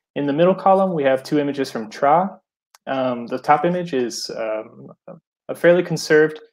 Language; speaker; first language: English; native; English